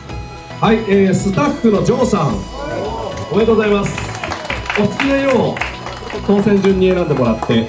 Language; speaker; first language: Japanese; native; Japanese